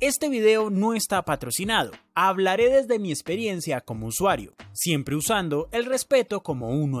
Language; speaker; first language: Spanish; native; Spanish